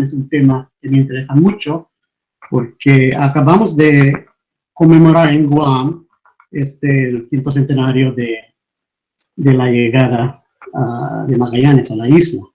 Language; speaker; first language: Spanish; non-native, fluent; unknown